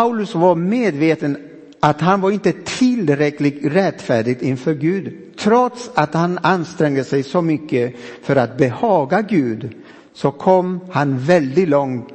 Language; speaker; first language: Swedish; non-native, fluent; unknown